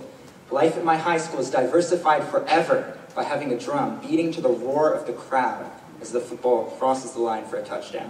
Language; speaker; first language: English; native; English